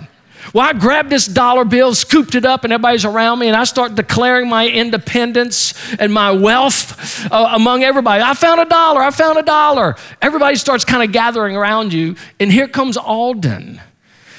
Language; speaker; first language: English; native; English